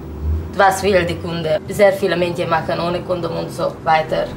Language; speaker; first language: German; non-native, learner; Romanian